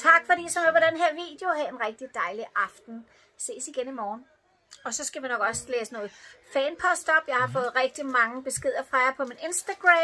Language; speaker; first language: Danish; native; Danish